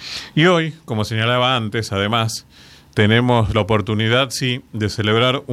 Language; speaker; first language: Spanish; native; Spanish